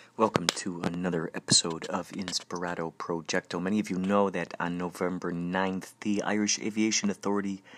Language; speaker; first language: English; native; English